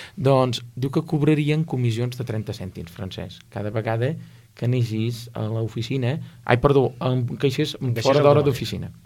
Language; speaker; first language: Catalan; native; Catalan